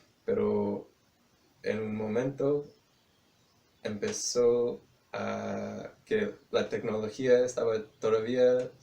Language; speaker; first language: Spanish; non-native, fluent; English